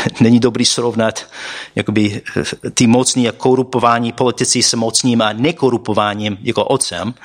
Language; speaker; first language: Czech; non-native, fluent; English